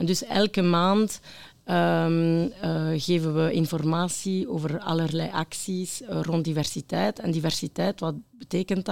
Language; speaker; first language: Dutch; non-native, local second language; French